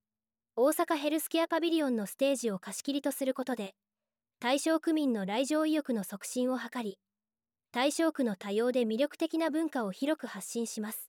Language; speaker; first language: Japanese; native; Japanese